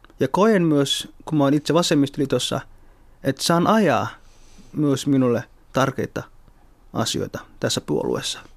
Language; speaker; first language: Finnish; early bilingual, other home language; Somali